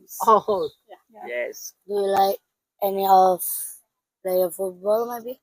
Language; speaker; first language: English; non-native, learner; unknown